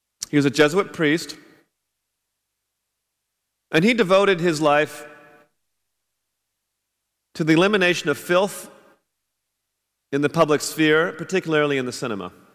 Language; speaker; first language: English; native; English